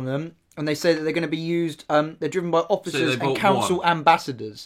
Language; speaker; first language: English; native; English